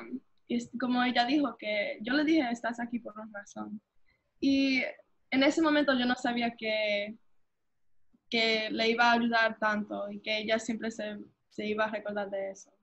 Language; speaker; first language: Spanish; early bilingual, heritage; English